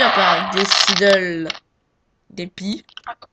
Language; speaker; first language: French; native; French